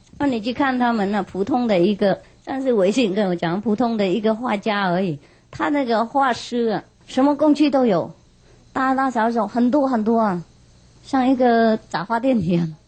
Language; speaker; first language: Chinese; non-native, fluent; Vietnamese